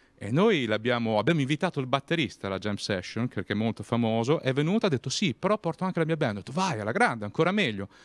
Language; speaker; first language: Italian; native; Italian